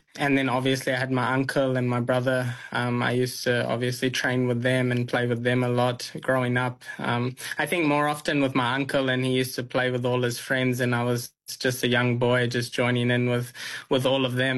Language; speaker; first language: English; early bilingual, other home language; Punjabi